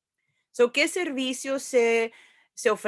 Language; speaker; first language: Spanish; early bilingual, heritage; Spanish